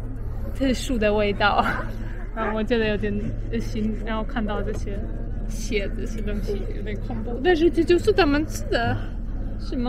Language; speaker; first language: Chinese; non-native, fluent; Polish